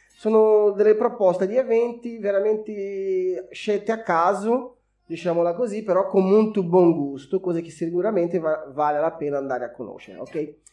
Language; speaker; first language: Italian; non-native, fluent; Portuguese